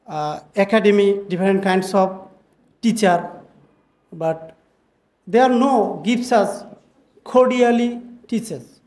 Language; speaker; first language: English; non-native, learner; Bangla